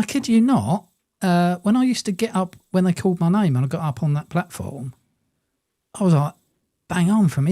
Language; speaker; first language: English; native; English